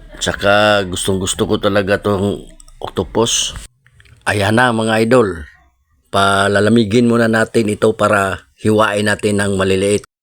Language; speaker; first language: Filipino; non-native, local second language; Cebuano